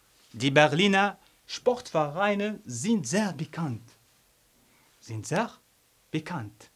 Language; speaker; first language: German; non-native, fluent; Arabic